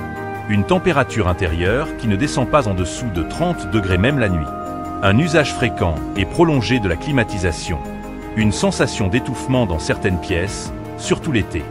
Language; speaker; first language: French; native; French